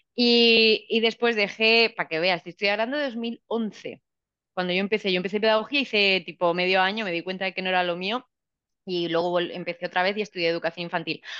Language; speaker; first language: Spanish; native; Spanish